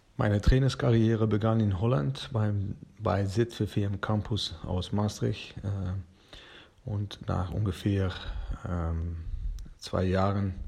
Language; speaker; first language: German; non-native, learner; Persian